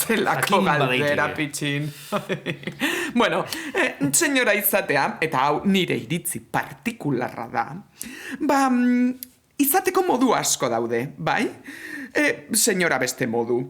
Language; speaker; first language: Basque; native; Basque